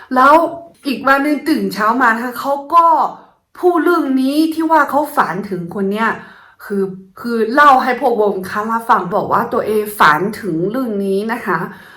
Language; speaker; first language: Thai; non-native, fluent; Chinese